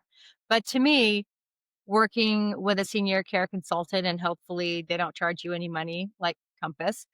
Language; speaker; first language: English; native; English